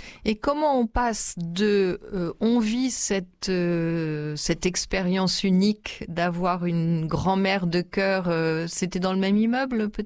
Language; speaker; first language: French; native; French